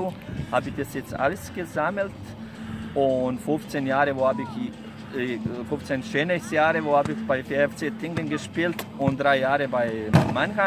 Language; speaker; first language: German; non-native, fluent; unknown